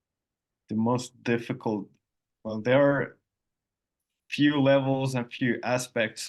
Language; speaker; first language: English; non-native, fluent; Finnish